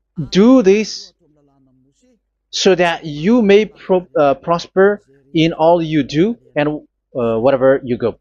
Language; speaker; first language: English; non-native, fluent; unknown